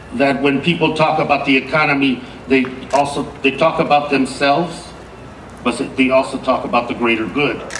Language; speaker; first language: English; early bilingual, other home language; Spanish